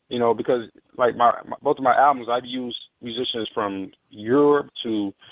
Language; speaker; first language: English; native; English